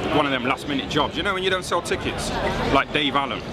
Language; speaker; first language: English; native; English